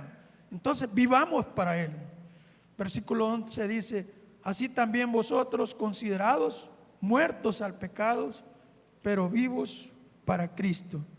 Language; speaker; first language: Spanish; native; Spanish